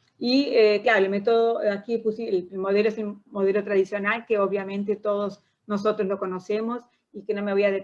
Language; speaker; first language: Spanish; non-native, fluent; Portuguese